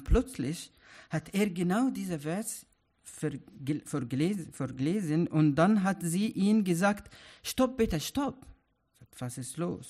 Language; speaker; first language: German; non-native, fluent; Arabic